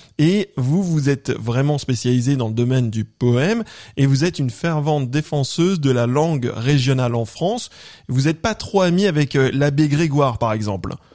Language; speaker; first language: French; native; French